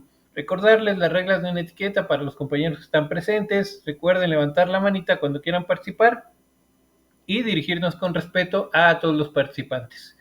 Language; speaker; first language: Spanish; native; Spanish